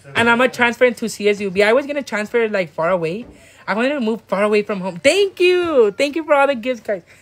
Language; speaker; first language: English; native; English